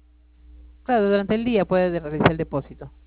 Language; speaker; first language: Spanish; native; Spanish